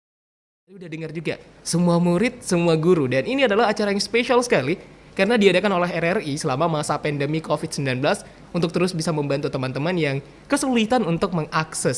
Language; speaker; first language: Indonesian; native; Indonesian